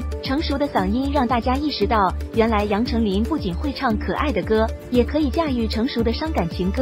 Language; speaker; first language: Chinese; native; Chinese